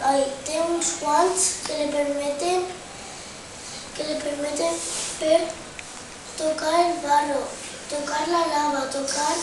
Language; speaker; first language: Catalan; non-native, local second language; Spanish